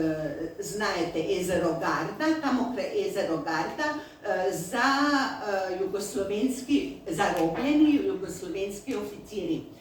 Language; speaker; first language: Macedonian; non-native, learner; Slovenian